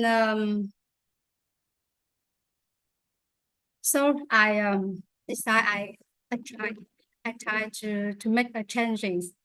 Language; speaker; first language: English; non-native, learner; Vietnamese